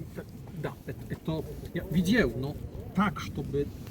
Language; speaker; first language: Russian; non-native, learner; Polish